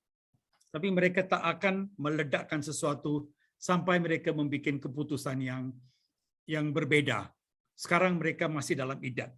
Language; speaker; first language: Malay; non-native, local second language; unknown